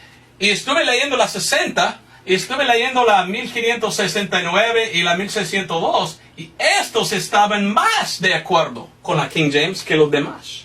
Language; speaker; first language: Spanish; non-native, fluent; English